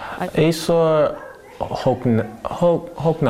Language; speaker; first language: Armenian; non-native, learner; English